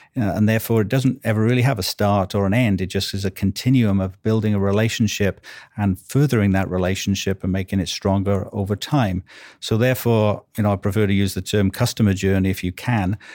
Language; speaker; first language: English; native; English